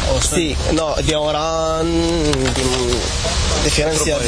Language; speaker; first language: Spanish; non-native, learner; Arabic